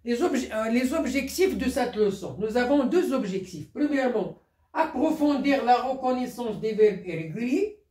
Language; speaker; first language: French; non-native, local second language; Arabic